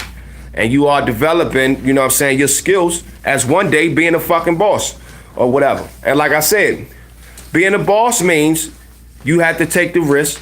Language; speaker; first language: English; native; English